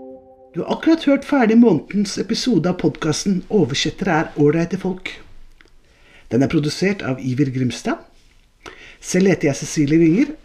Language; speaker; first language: Norwegian; native; Norwegian